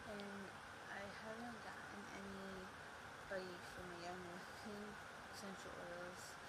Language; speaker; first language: English; native; English